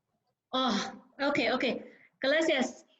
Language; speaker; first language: Spanish; non-native, learner; Chinese